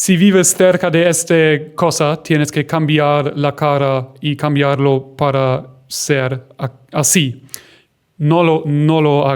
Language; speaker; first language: Spanish; non-native, fluent; German